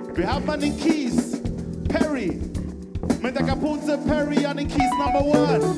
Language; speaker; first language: German; native; German